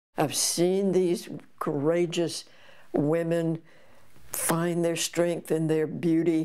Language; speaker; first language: English; native; English